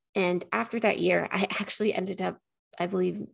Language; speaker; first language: English; native; English